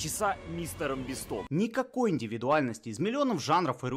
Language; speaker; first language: Russian; native; Russian